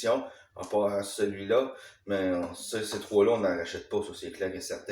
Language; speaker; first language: French; native; French